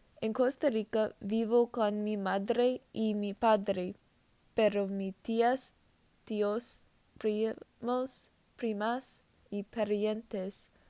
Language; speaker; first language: Spanish; non-native, learner; English